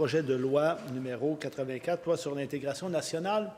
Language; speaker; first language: French; native; French